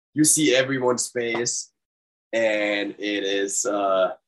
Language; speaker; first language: English; non-native, fluent; German